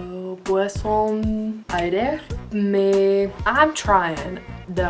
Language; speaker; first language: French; non-native, learner; English